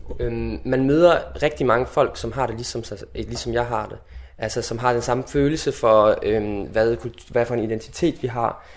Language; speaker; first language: Danish; native; Danish